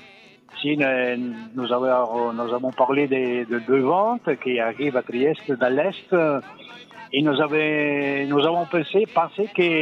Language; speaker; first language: French; non-native, learner; Italian